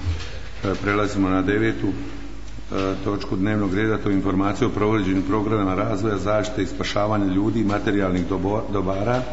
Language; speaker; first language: Croatian; native; Croatian